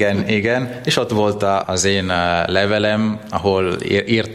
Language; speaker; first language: Hungarian; non-native, fluent; Italian